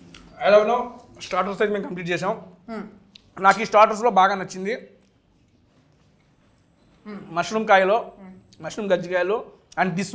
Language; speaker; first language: Telugu; native; Telugu